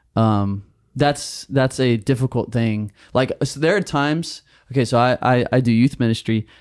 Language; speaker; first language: English; native; English